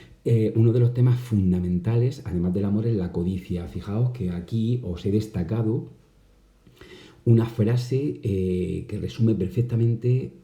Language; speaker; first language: Spanish; native; Spanish